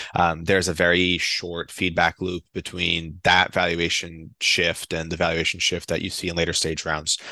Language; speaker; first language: English; non-native, fluent; Portuguese